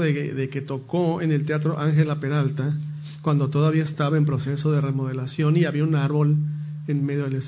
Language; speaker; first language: Spanish; native; Spanish